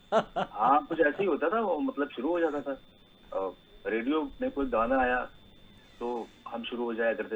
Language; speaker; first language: Hindi; native; Hindi